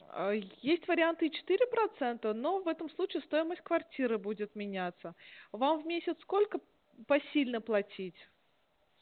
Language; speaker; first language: Russian; native; Russian